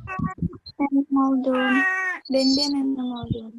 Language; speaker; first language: Turkish; non-native, learner; Indonesian